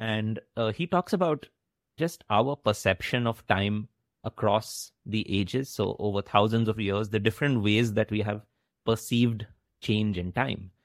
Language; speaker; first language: English; non-native, local second language; Hindi